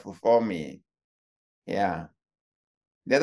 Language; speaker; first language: English; non-native, local second language; Kikuyu